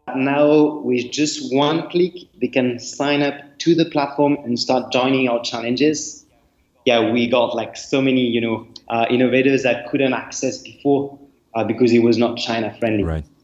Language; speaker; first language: English; non-native, fluent; French